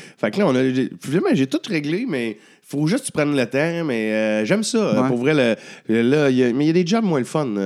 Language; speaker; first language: French; native; French